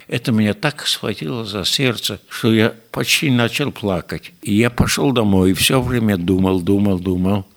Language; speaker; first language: Russian; non-native, fluent; Yiddish